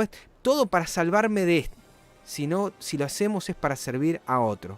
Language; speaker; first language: Spanish; native; Spanish